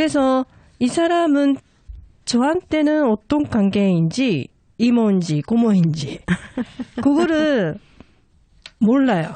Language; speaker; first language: Korean; non-native, fluent; Japanese